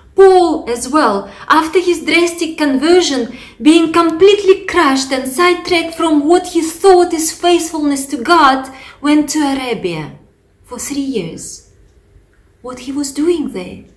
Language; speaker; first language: English; non-native, fluent; Russian